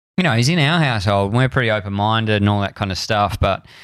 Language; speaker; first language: English; native; English